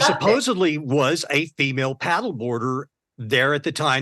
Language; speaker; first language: English; native; English